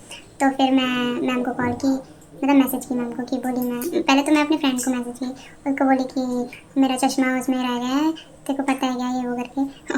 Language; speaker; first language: Hindi; native; Hindi